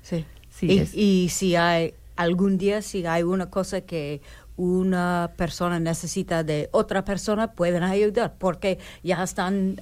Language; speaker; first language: Spanish; non-native, learner; English